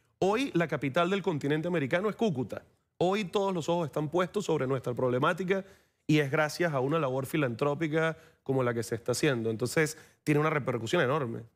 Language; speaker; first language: Spanish; native; Spanish